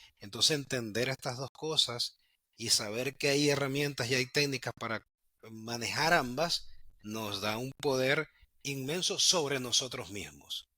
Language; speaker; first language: Spanish; native; Spanish